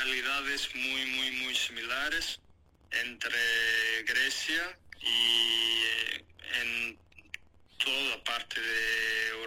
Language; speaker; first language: Spanish; non-native, fluent; Greek